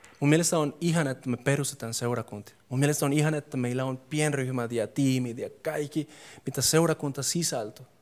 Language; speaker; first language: Finnish; non-native, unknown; English